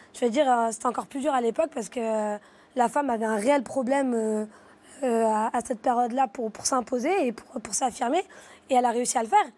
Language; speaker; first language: French; native; French